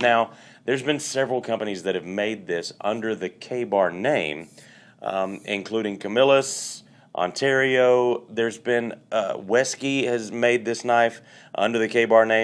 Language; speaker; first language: English; native; English